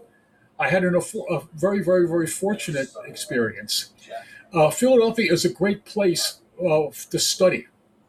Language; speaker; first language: English; native; English